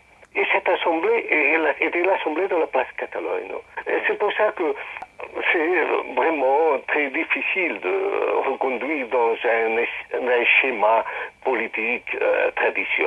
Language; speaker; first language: French; non-native, fluent; Spanish